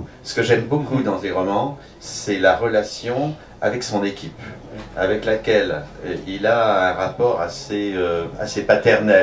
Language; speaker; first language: French; native; French